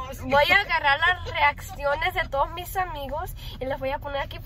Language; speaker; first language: Spanish; early bilingual, other home language; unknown